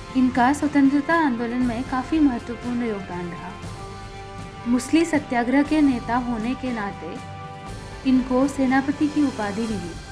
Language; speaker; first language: Hindi; native; Hindi